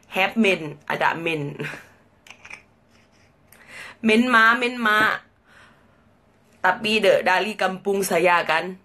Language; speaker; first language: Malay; non-native, learner; Thai